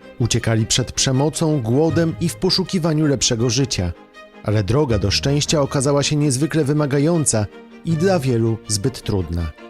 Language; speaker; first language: Polish; native; Polish